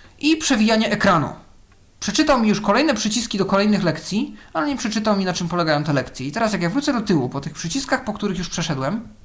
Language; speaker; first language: Polish; native; Polish